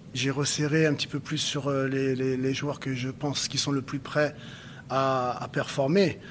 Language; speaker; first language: French; native; French